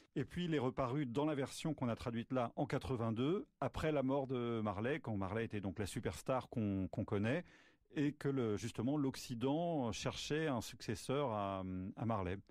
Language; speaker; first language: French; native; French